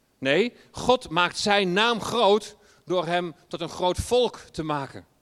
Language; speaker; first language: Dutch; native; Dutch